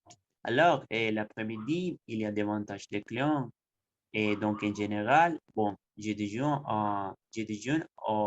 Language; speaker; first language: French; non-native, learner; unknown